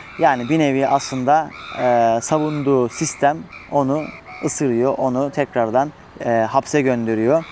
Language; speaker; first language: Turkish; native; Turkish